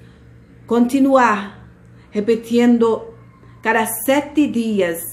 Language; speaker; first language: Spanish; non-native, fluent; Portuguese